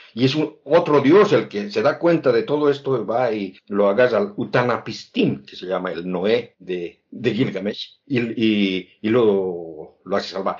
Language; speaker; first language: Spanish; native; Spanish